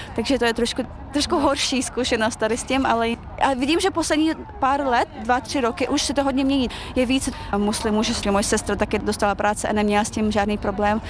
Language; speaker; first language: Czech; early bilingual, other home language; Chechen